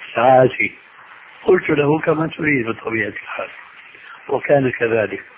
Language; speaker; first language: Arabic; early bilingual, other home language; Albanian